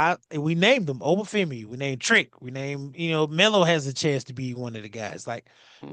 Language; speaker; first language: English; native; English